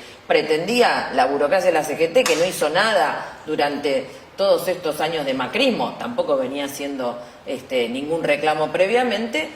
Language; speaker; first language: Spanish; native; Spanish